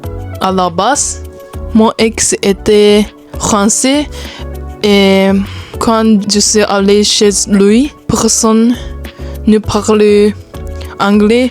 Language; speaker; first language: French; non-native, learner; Japanese